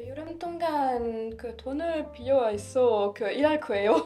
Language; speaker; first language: Korean; non-native, learner; French